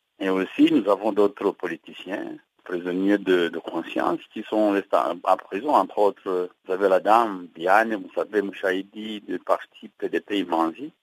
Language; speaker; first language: French; non-native, local second language; Kinyarwanda